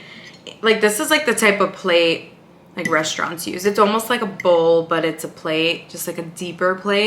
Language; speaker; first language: English; native; English